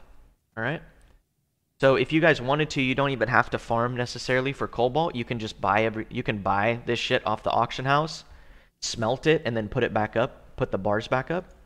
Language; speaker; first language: English; native; English